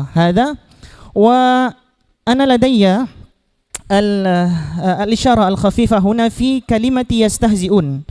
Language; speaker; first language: Arabic; non-native, fluent; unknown